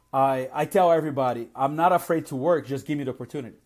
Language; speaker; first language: English; non-native, fluent; Portuguese